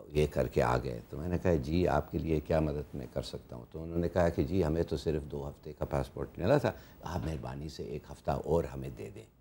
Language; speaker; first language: Urdu; native; Urdu